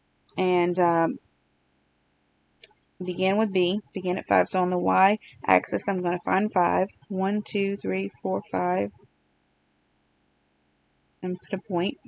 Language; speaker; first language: English; native; English